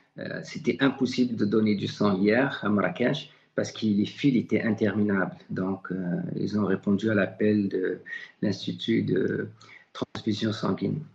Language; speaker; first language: French; non-native, local second language; Arabic